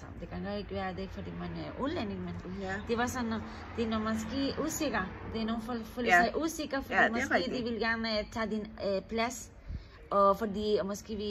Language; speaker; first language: Danish; non-native, learner; Spanish